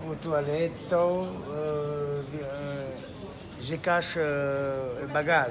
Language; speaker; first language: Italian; non-native, learner; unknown